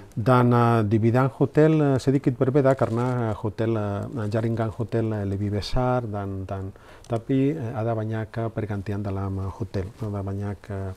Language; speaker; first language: Indonesian; non-native, learner; Spanish